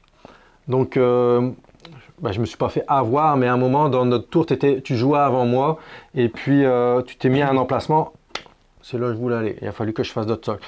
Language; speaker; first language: French; native; French